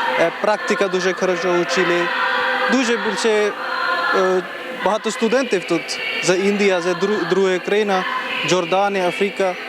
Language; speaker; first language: Ukrainian; non-native, learner; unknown